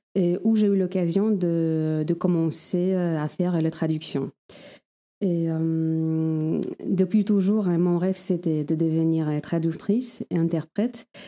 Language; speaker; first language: French; non-native, fluent; Polish